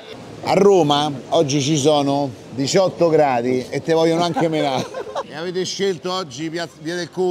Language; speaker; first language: Italian; native; Italian